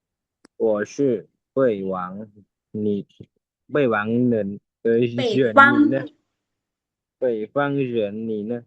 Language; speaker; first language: Chinese; non-native, learner; Lao